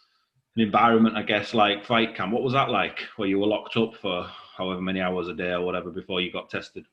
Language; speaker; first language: English; native; English